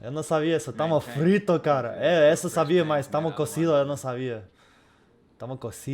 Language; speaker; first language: Portuguese; non-native, fluent; English